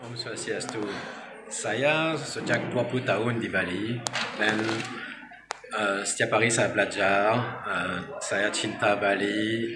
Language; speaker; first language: Indonesian; non-native, learner; French